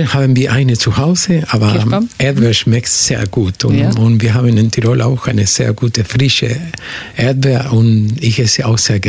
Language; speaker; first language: German; non-native, fluent; Spanish